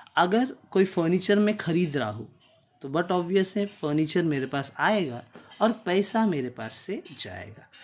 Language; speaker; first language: Hindi; non-native, local second language; Tulu